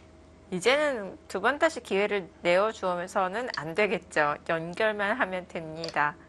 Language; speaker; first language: Korean; native; Korean